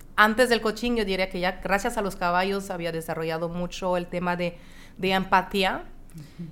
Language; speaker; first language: Spanish; non-native, fluent; French